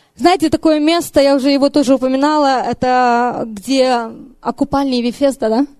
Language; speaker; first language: Russian; early bilingual, heritage; Russian